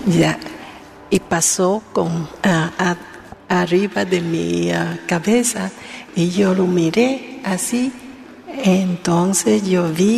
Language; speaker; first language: Spanish; non-native, learner; Vietnamese